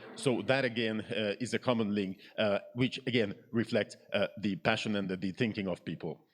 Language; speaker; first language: English; non-native, fluent; Hebrew